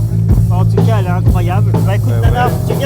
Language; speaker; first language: French; native; French